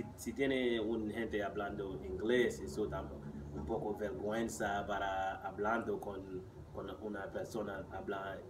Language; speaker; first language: Spanish; non-native, learner; English